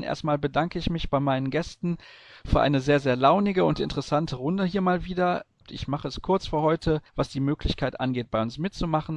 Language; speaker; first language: German; native; German